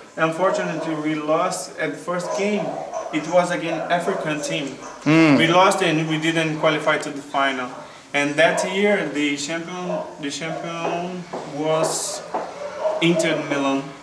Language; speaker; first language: English; non-native, fluent; Portuguese